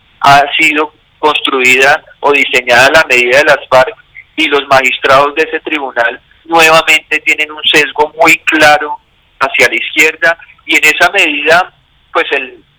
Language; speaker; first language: Spanish; native; Spanish